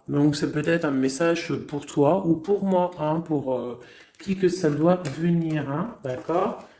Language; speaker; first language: French; native; French